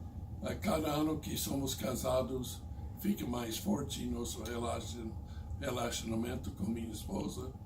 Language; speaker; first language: Portuguese; non-native, fluent; English